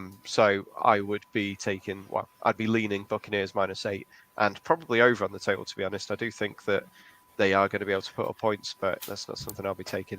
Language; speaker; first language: English; native; English